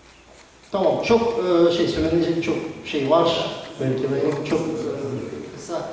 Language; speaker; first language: Turkish; non-native, fluent; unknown